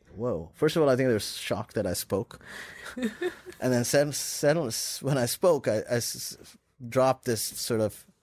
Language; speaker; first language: English; non-native, local second language; Urdu